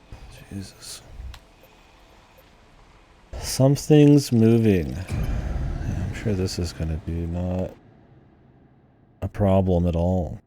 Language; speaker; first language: English; native; English